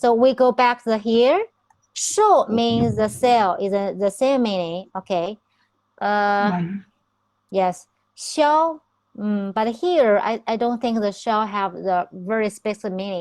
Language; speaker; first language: English; non-native, fluent; Chinese